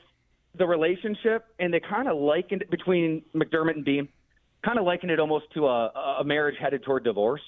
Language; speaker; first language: English; native; English